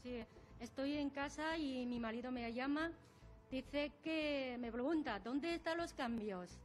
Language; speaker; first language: Spanish; non-native, learner; Chinese